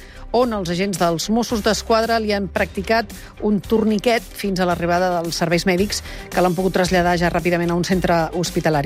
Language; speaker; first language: Catalan; native; Catalan